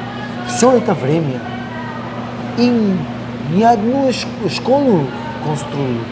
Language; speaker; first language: Russian; non-native, local second language; Armenian